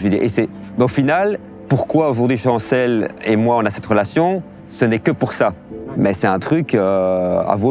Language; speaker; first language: French; native; French